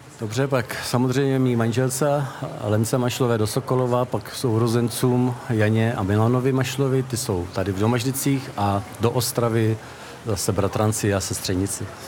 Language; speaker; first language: Czech; native; Czech